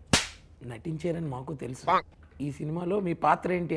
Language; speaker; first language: Telugu; native; Telugu